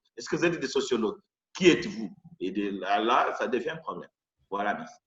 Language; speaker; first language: French; non-native, local second language; Rundi